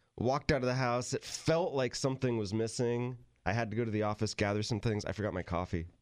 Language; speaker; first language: English; native; English